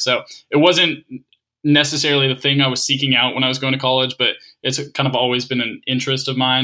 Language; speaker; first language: English; native; English